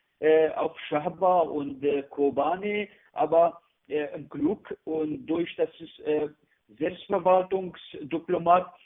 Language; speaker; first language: German; non-native, learner; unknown